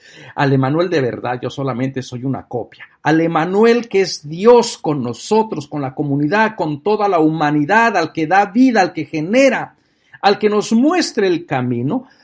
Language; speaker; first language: Spanish; native; Spanish